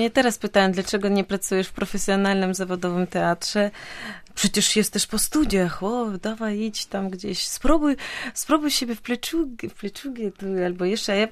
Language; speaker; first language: Polish; non-native, fluent; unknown